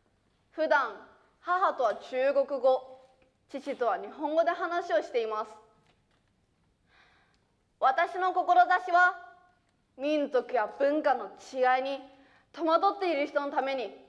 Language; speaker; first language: Japanese; early bilingual, other home language; Chinese